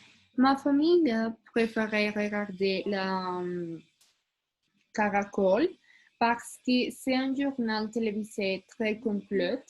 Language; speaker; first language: French; non-native, learner; Spanish